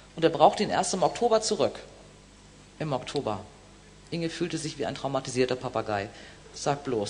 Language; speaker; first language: German; native; German